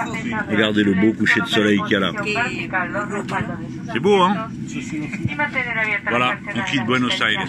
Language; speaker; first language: French; native; French